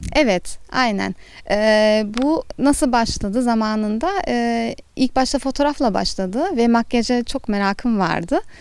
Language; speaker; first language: Turkish; early bilingual, heritage; Turkish